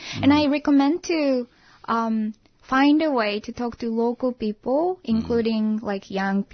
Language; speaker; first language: English; non-native, fluent; Japanese